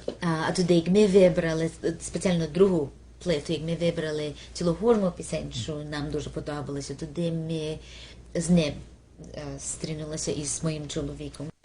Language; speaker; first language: Ukrainian; early bilingual, heritage; Ukrainian